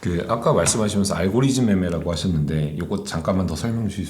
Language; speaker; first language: Korean; native; Korean